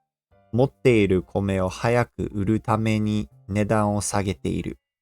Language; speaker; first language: Japanese; non-native, fluent; English